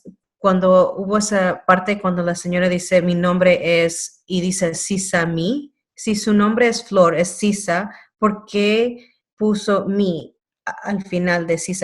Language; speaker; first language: Spanish; non-native, learner; English